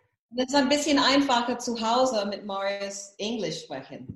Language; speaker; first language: German; non-native, learner; English